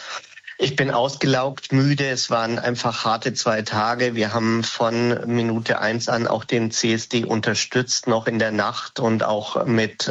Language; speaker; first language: German; native; German